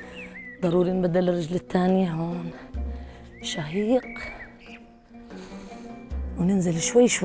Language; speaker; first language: Arabic; native; Arabic